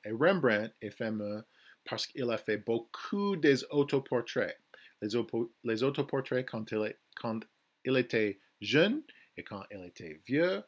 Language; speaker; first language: French; non-native, fluent; English